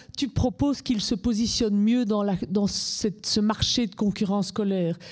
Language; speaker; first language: French; native; French